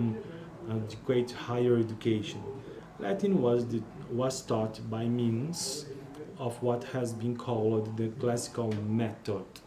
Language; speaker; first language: English; non-native, learner; Portuguese